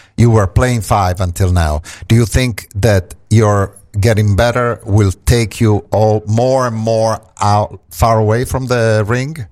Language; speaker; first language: English; non-native, fluent; Italian